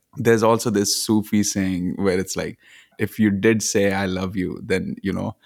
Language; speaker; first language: English; non-native, local second language; Punjabi